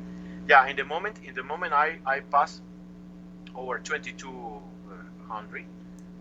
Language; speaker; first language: English; non-native, learner; Spanish